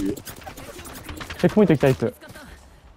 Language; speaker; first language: Japanese; native; Japanese